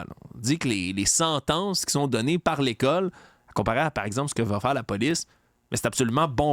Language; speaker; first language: French; native; French